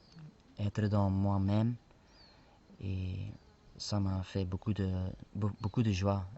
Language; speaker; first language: French; non-native, fluent; Spanish